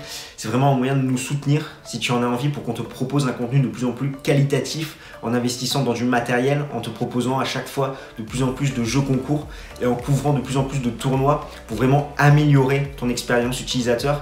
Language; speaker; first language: French; native; French